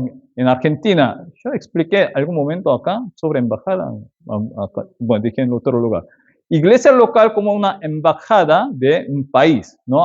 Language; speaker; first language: Spanish; non-native, fluent; Korean